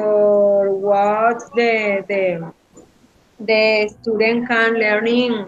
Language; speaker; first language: English; non-native, learner; Spanish